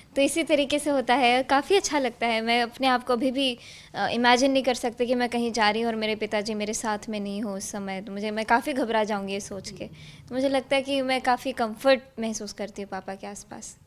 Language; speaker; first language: Hindi; native; Hindi